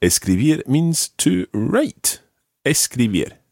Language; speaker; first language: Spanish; non-native, fluent; English